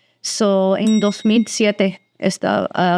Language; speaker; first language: Spanish; early bilingual, heritage; Spanish